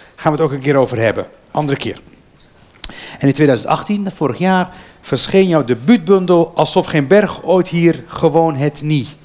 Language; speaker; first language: Dutch; early bilingual, other home language; Berber languages